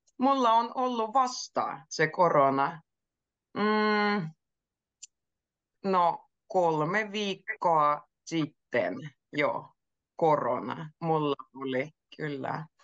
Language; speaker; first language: Finnish; native; Finnish